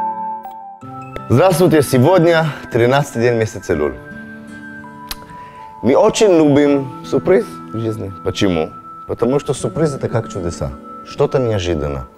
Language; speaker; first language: Russian; non-native, fluent; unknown